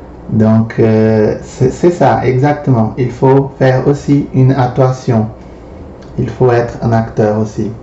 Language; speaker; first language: French; non-native, fluent; Portuguese